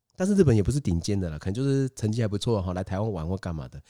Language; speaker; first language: Chinese; native; Chinese